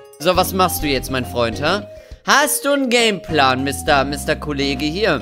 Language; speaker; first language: German; native; German